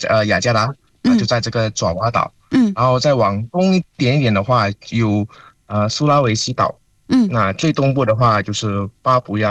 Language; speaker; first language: Chinese; non-native, fluent; Indonesian